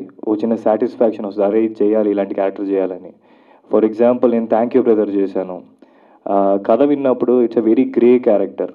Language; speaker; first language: Telugu; native; Telugu